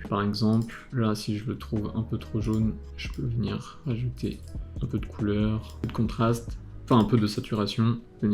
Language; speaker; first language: French; native; French